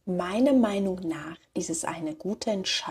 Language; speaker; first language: German; non-native, fluent; Slovak